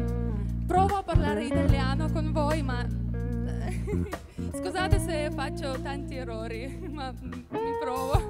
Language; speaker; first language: Italian; non-native, fluent; Russian